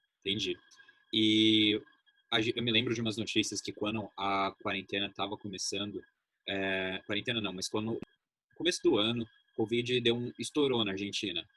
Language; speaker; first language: Portuguese; native; Portuguese